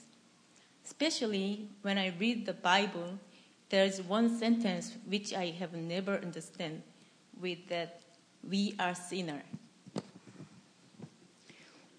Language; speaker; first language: English; non-native, fluent; Korean